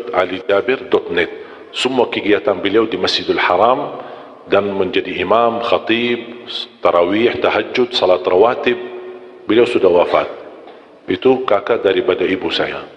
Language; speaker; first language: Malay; non-native, fluent; Arabic